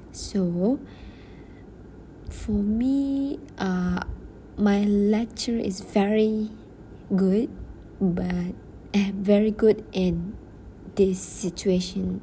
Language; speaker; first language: English; non-native, learner; Malay